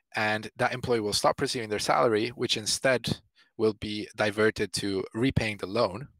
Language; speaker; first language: English; non-native, fluent; Italian